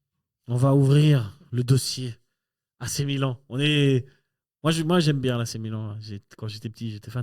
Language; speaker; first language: French; native; French